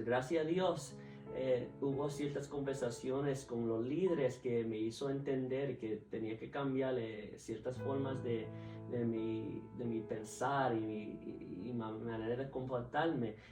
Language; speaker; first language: Spanish; early bilingual, heritage; Spanish